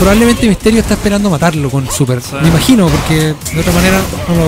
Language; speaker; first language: Spanish; native; Spanish